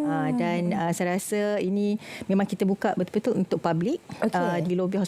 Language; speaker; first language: Malay; native; Malay